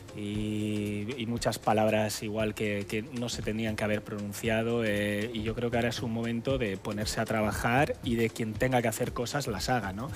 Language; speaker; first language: Spanish; native; Spanish